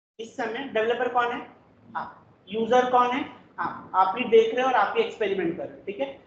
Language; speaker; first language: Hindi; non-native, local second language; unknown